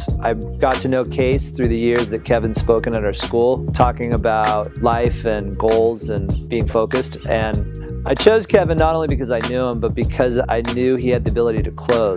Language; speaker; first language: English; native; English